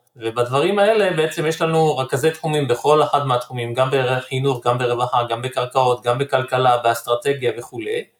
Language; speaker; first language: Hebrew; native; Hebrew